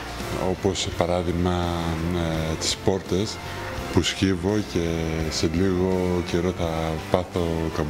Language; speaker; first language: Greek; early bilingual, heritage; Greek